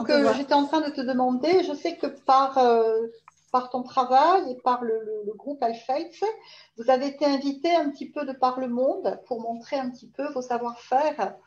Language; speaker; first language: French; native; French